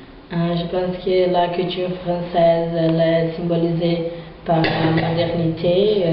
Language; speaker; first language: French; non-native, fluent; Portuguese